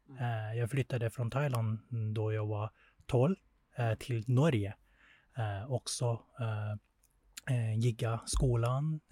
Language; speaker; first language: Swedish; non-native, fluent; Thai